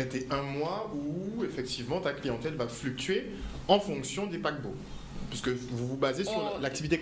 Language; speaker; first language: French; native; French